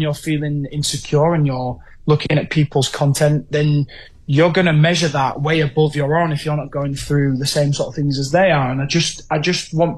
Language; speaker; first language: English; native; English